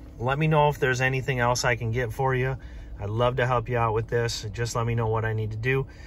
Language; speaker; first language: English; native; English